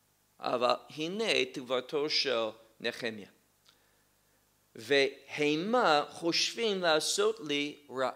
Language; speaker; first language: Hebrew; non-native, fluent; English